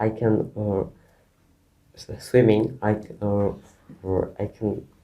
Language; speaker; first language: English; non-native, learner; Bangla